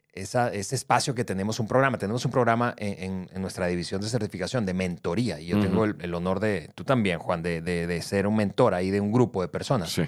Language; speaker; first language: Spanish; native; Spanish